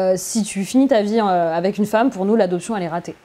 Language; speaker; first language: French; native; French